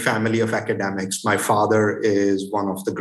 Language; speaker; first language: English; non-native, local second language; Hindi